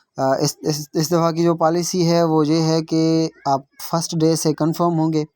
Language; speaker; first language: Urdu; non-native, local second language; Sindhi